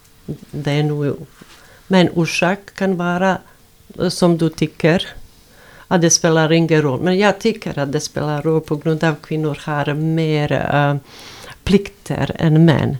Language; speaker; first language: Swedish; non-native, fluent; Bosnian